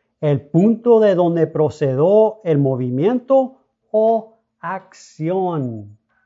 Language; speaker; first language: Spanish; non-native, fluent; English